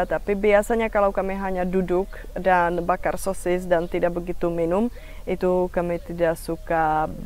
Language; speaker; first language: Indonesian; non-native, fluent; Czech